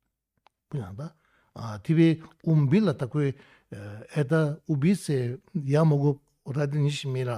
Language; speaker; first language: Russian; non-native, learner; Tibetan